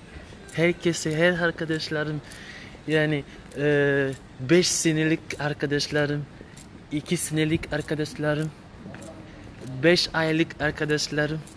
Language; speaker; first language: Turkish; non-native, learner; French